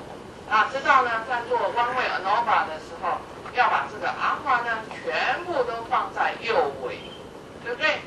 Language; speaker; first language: Chinese; native; Chinese